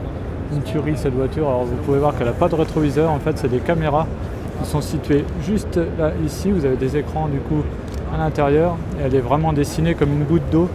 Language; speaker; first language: French; native; French